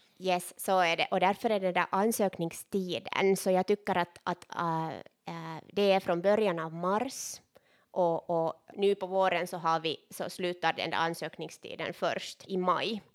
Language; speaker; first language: Swedish; non-native, local second language; Finnish